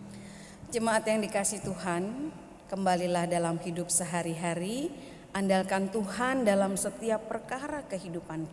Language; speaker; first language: Indonesian; native; Indonesian